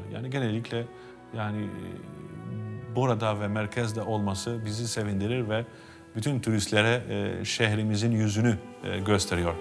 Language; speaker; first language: Turkish; non-native, fluent; Albanian